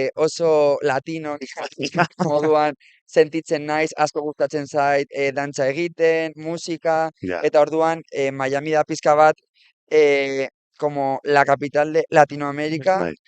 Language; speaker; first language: Basque; non-native, local second language; Spanish